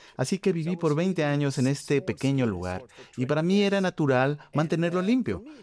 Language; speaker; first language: Spanish; non-native, fluent; Swedish